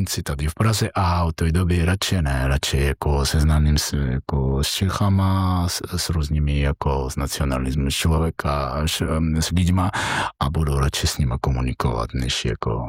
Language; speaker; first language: Czech; non-native, fluent; Georgian